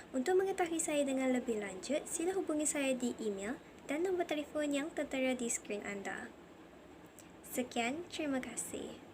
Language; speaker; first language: Malay; native; Malay